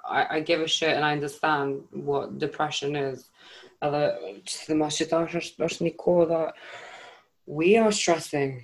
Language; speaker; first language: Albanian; early bilingual, heritage; Albanian